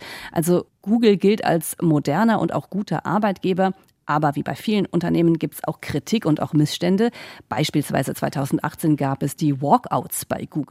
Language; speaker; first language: German; native; German